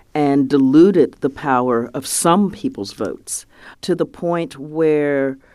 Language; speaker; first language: English; native; English